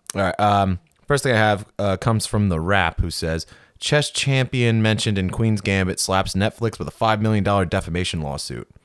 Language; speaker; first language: English; early bilingual, other home language; Filipino